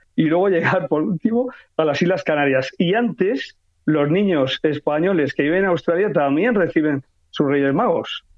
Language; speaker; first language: Spanish; native; Spanish